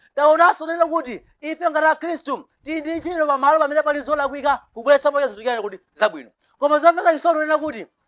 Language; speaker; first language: Nyanja; native; Nyanja